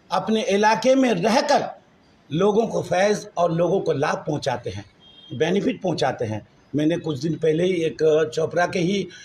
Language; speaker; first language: Hindi; non-native, local second language; Bangla